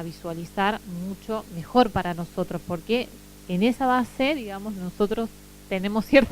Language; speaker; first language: Spanish; native; Spanish